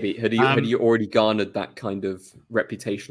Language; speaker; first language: English; native; English